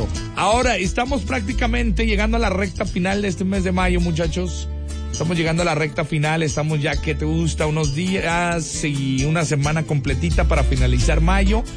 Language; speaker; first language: Spanish; native; Spanish